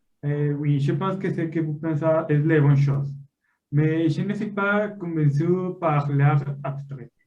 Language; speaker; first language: French; non-native, learner; Spanish